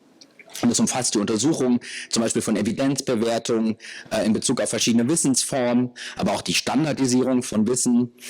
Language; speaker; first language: German; native; German